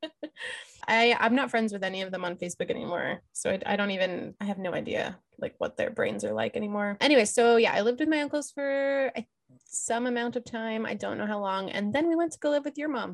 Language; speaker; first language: English; native; English